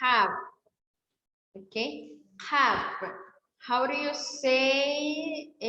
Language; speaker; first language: English; non-native, fluent; Spanish